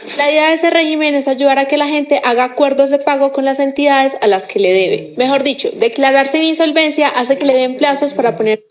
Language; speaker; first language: Spanish; native; Spanish